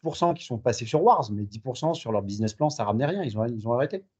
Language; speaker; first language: French; native; French